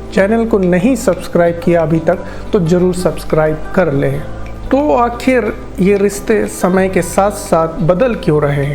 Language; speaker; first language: Hindi; native; Hindi